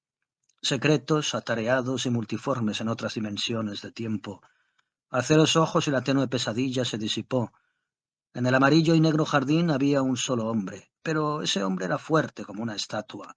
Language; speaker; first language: Spanish; native; Spanish